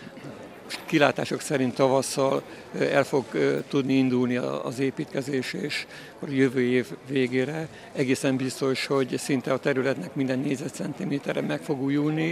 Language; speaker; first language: Hungarian; native; Hungarian